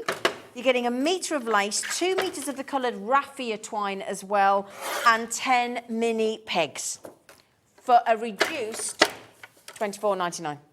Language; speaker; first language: English; native; English